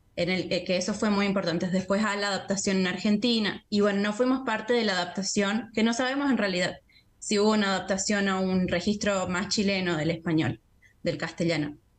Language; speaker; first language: Spanish; native; Spanish